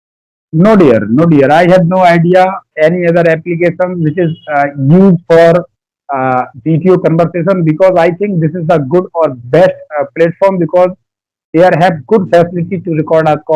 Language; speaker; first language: English; non-native, learner; Hindi